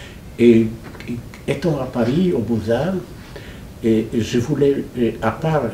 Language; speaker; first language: French; non-native, fluent; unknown